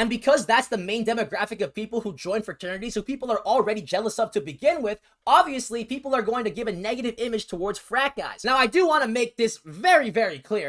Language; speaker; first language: English; native; English